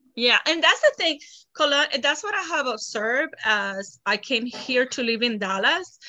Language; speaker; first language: English; non-native, fluent; Spanish